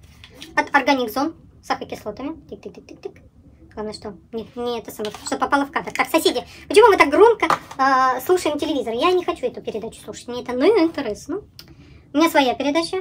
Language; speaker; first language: Russian; native; Russian